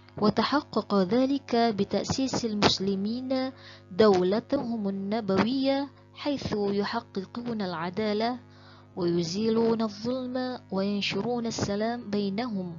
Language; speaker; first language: Arabic; non-native, fluent; Indonesian